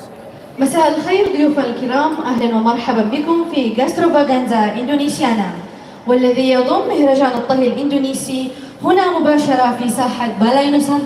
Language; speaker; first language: Arabic; native; Arabic